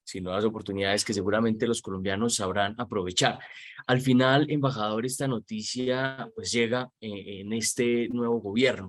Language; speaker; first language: Spanish; native; Spanish